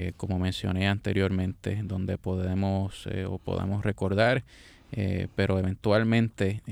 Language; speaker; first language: Spanish; native; Spanish